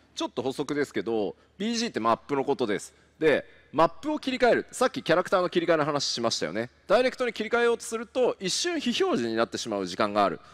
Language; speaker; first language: Japanese; native; Japanese